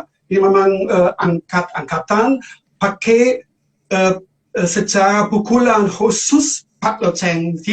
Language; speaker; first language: Indonesian; non-native, learner; German